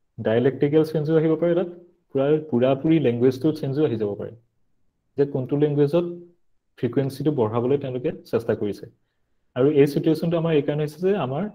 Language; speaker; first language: Assamese; native; Assamese